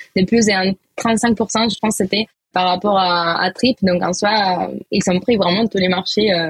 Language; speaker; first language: French; non-native, fluent; Spanish